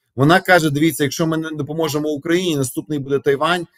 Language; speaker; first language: Ukrainian; native; Ukrainian